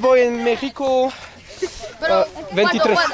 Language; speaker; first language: Spanish; non-native, learner; French